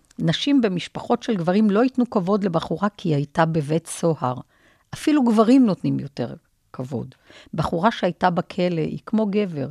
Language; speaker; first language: Hebrew; native; Hebrew